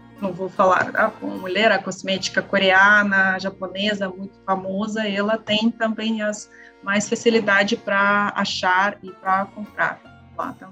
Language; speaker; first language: Portuguese; non-native, learner; Russian